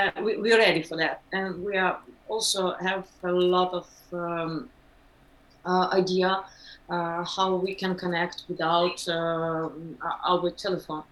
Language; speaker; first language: English; non-native, learner; Ukrainian